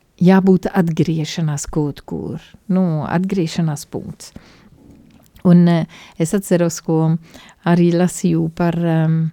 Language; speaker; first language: Latvian; non-native, fluent; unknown